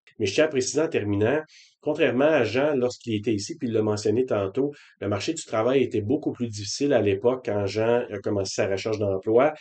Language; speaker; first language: French; native; French